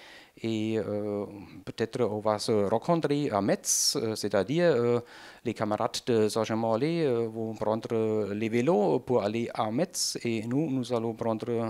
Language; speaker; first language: French; non-native, fluent; German